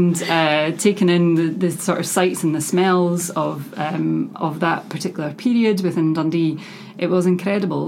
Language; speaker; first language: English; native; English